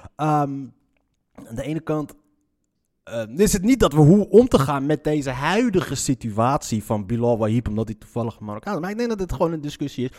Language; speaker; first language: Dutch; early bilingual, other home language; Arabic